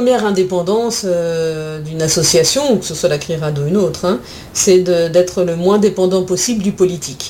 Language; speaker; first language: French; native; French